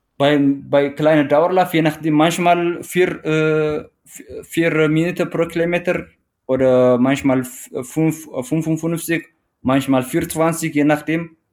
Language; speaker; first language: German; non-native, fluent; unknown